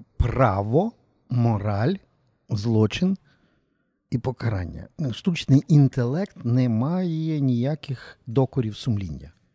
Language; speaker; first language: Ukrainian; native; Ukrainian